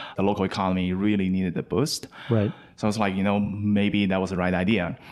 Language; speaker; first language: English; non-native, fluent; Chinese